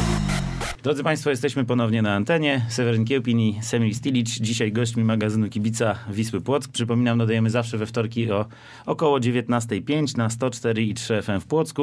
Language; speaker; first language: Polish; native; Polish